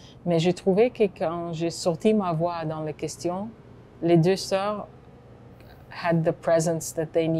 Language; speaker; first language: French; non-native, fluent; Hebrew